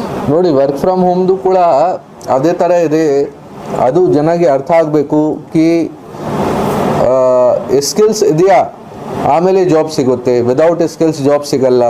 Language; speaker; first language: Kannada; non-native, local second language; Hindi